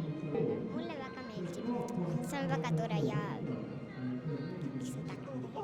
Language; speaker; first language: Estonian; non-native, local second language; Russian